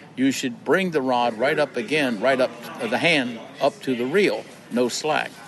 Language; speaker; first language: English; native; English